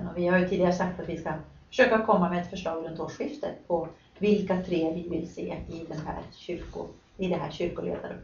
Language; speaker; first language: Swedish; native; Swedish